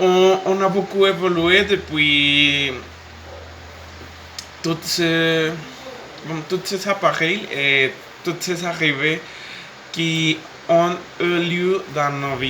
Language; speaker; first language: French; non-native, fluent; Spanish